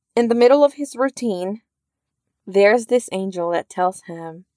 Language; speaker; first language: English; early bilingual, other home language; Spanish